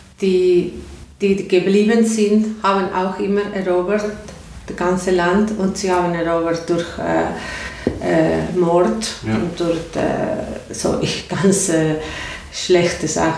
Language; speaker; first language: German; non-native, learner; Spanish